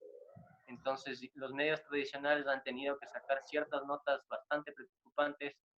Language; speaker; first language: Spanish; native; Spanish